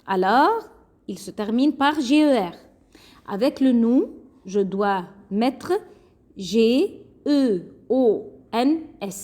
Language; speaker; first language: French; non-native, fluent; Arabic